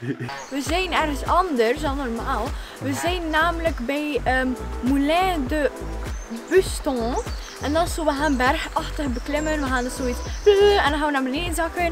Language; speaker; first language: Dutch; native; Dutch